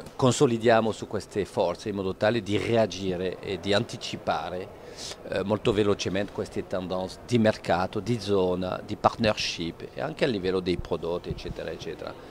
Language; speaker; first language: Italian; non-native, fluent; French